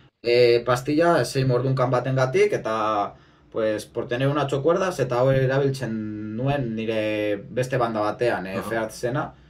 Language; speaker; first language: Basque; non-native, local second language; Spanish